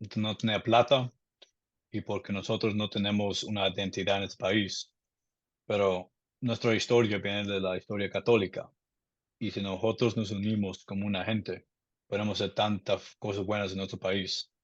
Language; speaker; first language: Spanish; early bilingual, other home language; English